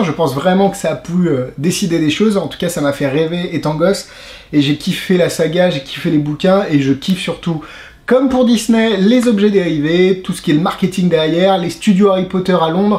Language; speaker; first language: French; native; French